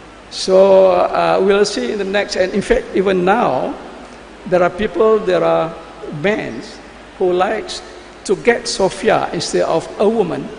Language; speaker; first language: English; non-native, local second language; Malay